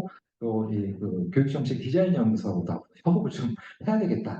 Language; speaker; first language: Korean; native; Korean